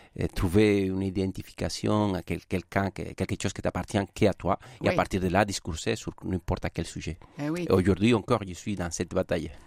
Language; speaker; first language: French; non-native, fluent; Spanish